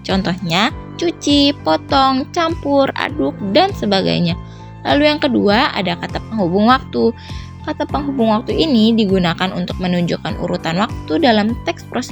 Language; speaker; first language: Indonesian; native; Indonesian